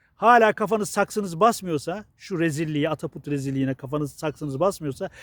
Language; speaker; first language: Turkish; native; Turkish